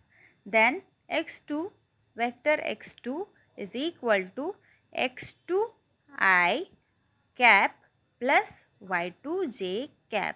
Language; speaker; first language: English; non-native, local second language; Marathi